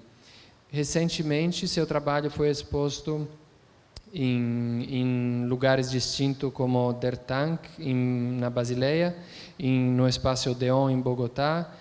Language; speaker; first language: Portuguese; non-native, fluent; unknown